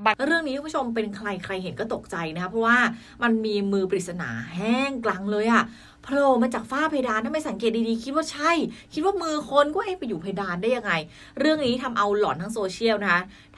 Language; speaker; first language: Thai; native; Thai